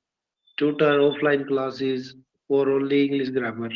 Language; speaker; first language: English; non-native, learner; Hindi